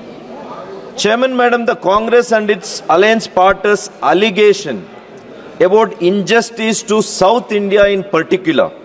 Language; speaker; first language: English; non-native, local second language; Kannada